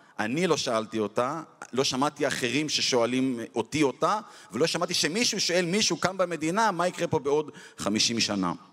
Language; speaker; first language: Hebrew; native; Hebrew